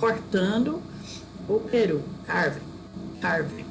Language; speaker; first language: Portuguese; non-native, fluent; English